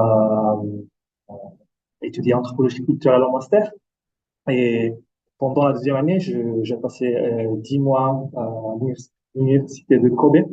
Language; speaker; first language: French; non-native, fluent; Italian